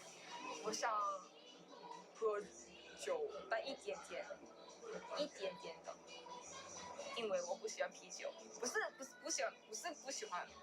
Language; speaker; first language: Chinese; non-native, learner; Korean